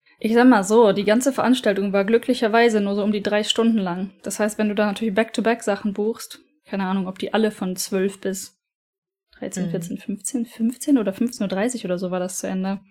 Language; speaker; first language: German; native; German